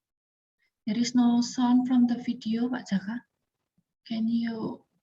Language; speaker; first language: English; non-native, learner; Indonesian